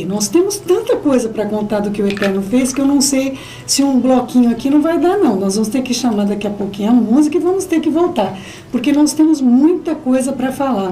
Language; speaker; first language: Portuguese; native; Portuguese